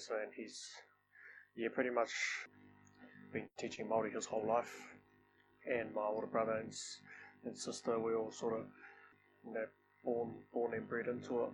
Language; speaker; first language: English; non-native, local second language; Māori